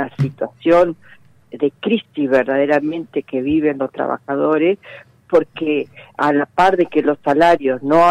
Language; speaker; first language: Spanish; native; Spanish